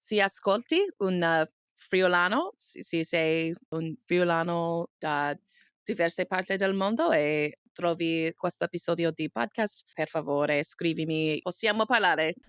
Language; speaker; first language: Italian; non-native, learner; English